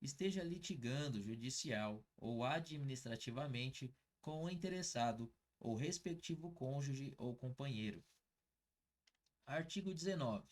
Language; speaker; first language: Portuguese; native; Portuguese